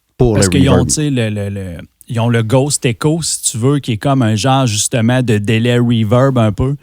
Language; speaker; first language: French; native; French